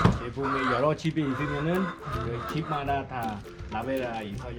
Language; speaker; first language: Korean; non-native, learner; Khmer